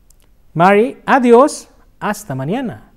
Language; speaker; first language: Spanish; non-native, fluent; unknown